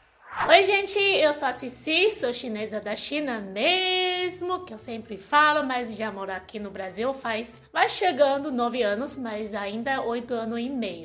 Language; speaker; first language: Portuguese; non-native, fluent; Chinese